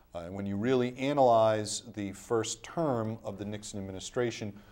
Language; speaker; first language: English; native; English